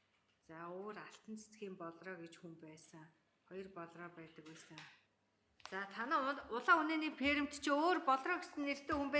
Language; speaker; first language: Mongolian; native; Mongolian